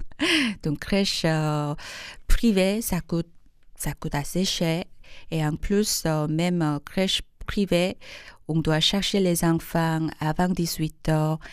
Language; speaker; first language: French; non-native, fluent; Korean